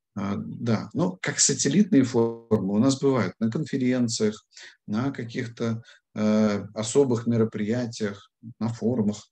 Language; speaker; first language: Russian; native; Russian